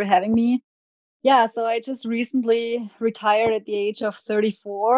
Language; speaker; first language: English; non-native, fluent; German